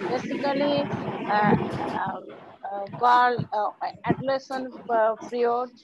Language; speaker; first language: English; non-native, learner; Bangla